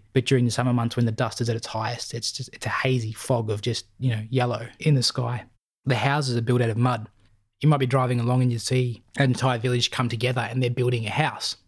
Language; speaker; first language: English; native; English